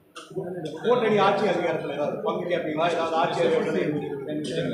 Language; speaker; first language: Tamil; native; Tamil